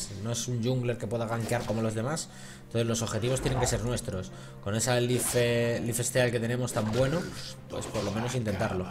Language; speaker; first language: Spanish; native; Spanish